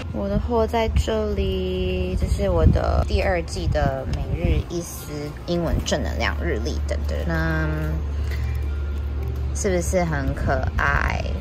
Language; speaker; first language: Chinese; early bilingual, heritage; Chinese